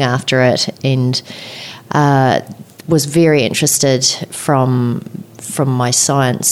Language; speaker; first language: English; native; English